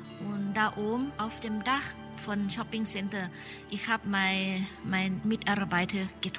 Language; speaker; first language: German; non-native, learner; Thai